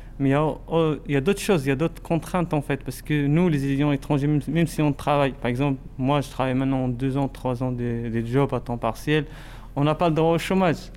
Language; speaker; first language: French; non-native, local second language; Arabic